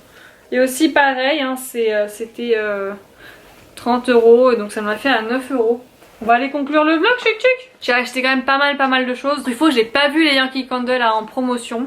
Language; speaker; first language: French; native; French